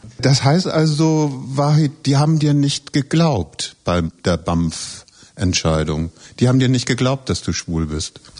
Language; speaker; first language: German; native; German